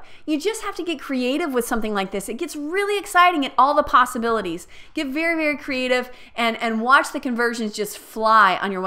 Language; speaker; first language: English; native; English